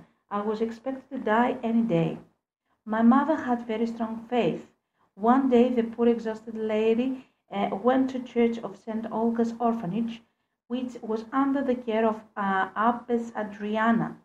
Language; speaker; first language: English; non-native, fluent; Greek